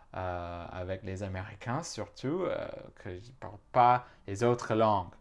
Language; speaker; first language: French; non-native, fluent; English